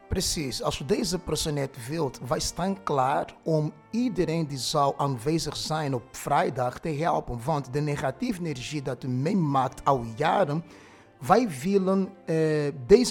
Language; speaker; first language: Dutch; non-native, fluent; Portuguese